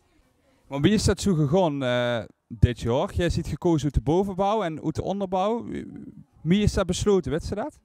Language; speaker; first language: Dutch; native; Dutch